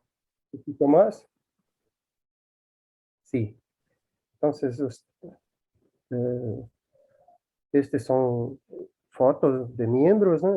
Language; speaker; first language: Spanish; non-native, learner; Portuguese